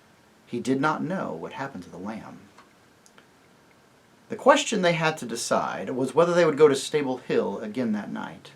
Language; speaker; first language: English; native; English